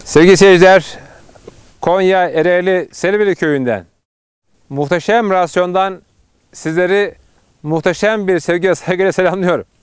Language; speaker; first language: Turkish; native; Turkish